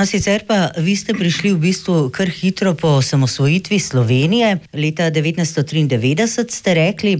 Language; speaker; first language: Slovenian; native; Slovenian